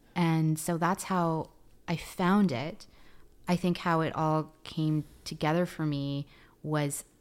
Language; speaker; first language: English; non-native, fluent; Filipino